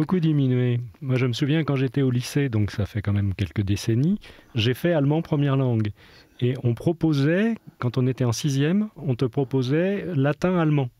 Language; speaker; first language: French; native; French